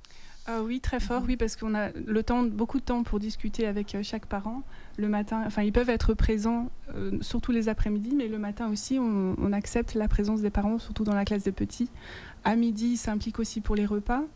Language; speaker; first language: French; native; French